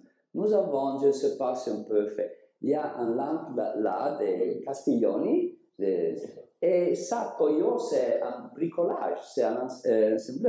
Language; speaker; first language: French; non-native, learner; Italian